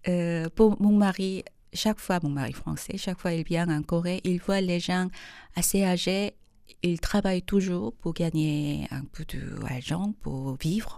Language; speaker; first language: French; non-native, fluent; Korean